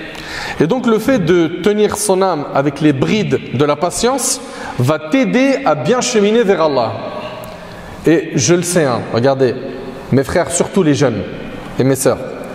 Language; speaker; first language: French; native; French